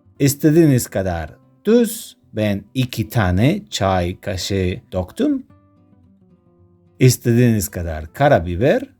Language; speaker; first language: Turkish; non-native, learner; Spanish